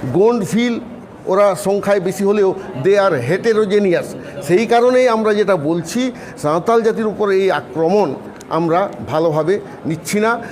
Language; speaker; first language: Bangla; non-native, local second language; Santali